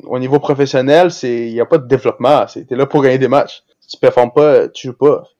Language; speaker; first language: French; early bilingual, other home language; Portuguese